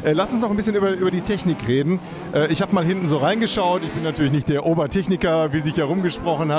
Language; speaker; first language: German; native; German